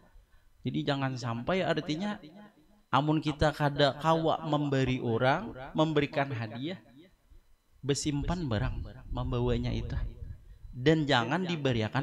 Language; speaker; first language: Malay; non-native, local second language; Banjar